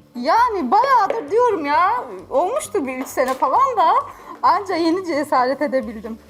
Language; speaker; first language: Turkish; native; Turkish